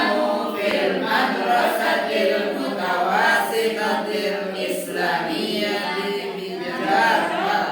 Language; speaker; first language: Arabic; non-native, learner; Indonesian